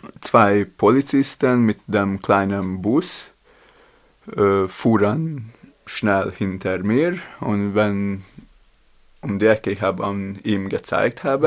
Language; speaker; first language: German; non-native, learner; Latvian